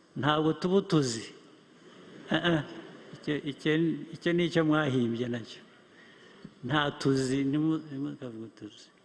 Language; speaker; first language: Kinyarwanda; early bilingual, heritage; Kinyarwanda